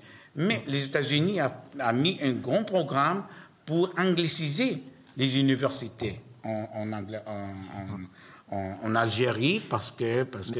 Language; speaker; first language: French; non-native, learner; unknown